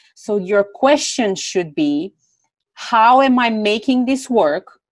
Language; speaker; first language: English; non-native, fluent; Romanian